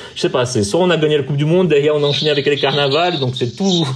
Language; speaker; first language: French; non-native, fluent; Portuguese